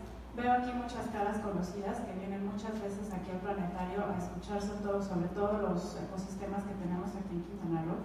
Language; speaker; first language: Spanish; native; Spanish